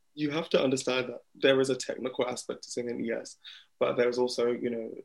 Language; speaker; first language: English; native; English